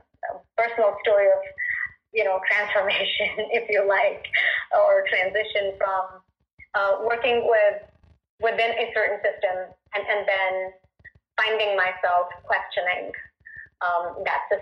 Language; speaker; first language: English; non-native, local second language; Punjabi